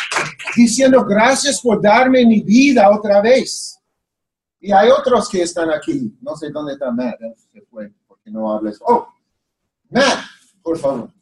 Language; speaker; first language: Spanish; non-native, fluent; English